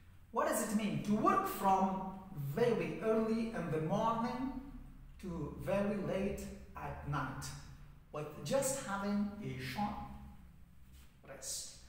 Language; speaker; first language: English; non-native, fluent; Persian